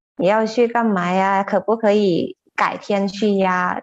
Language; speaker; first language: Chinese; non-native, fluent; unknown